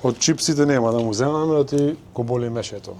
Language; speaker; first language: Macedonian; native; Macedonian